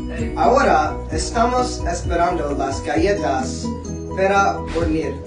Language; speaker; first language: Spanish; non-native, learner; English